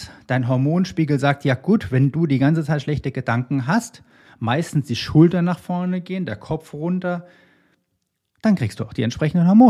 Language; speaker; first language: German; native; German